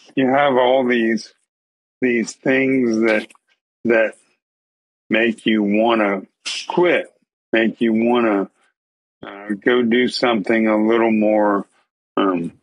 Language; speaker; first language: English; native; English